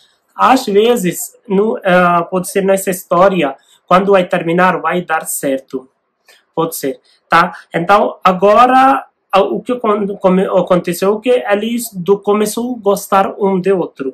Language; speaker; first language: Portuguese; non-native, learner; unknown